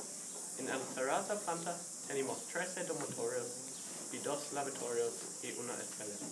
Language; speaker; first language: Spanish; non-native, learner; English